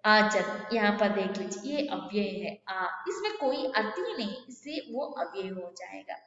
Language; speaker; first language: Hindi; non-native, local second language; Kannada